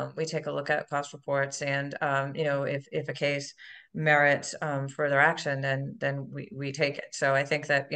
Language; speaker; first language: English; native; English